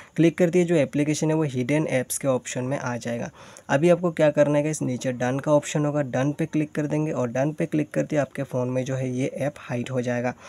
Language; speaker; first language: Hindi; native; Hindi